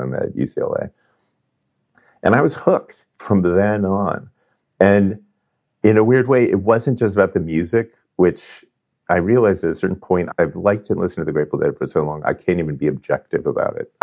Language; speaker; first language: English; native; English